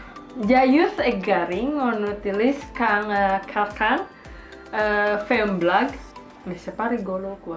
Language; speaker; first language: French; non-native, learner; Indonesian